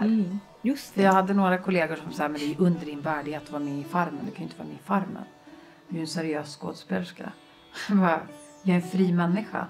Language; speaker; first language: Swedish; native; Swedish